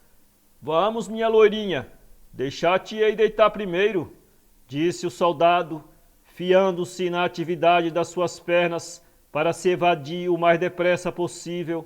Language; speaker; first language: Portuguese; native; Portuguese